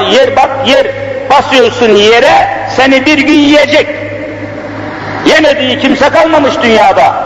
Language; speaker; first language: Turkish; native; Turkish